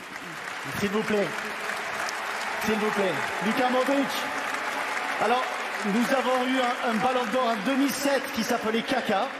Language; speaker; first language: French; native; French